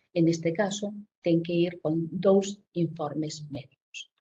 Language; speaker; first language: Spanish; native; Spanish